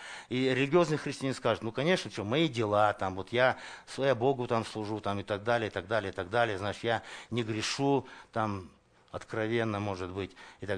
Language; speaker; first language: Russian; native; Russian